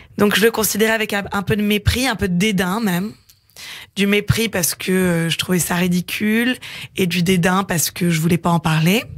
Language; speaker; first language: French; native; French